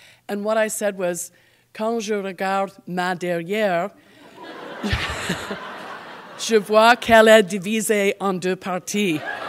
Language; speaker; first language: French; non-native, learner; English